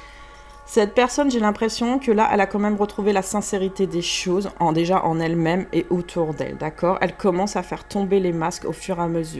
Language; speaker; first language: French; native; French